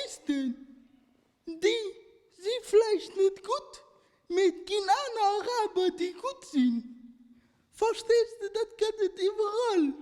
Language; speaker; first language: German; non-native, local second language; Luxembourgish